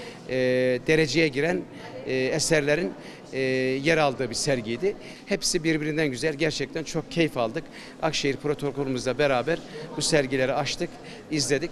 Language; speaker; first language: Turkish; native; Turkish